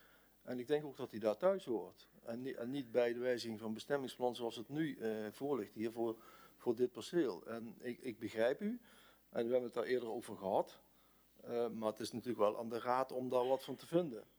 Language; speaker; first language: Dutch; native; Dutch